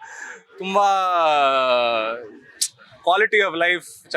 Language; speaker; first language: Kannada; non-native, learner; Hindi